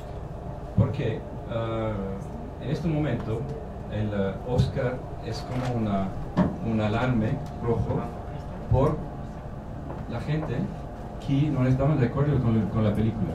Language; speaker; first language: Spanish; non-native, learner; German